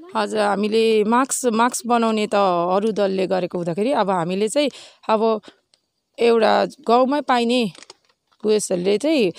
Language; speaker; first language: Nepali; native; Nepali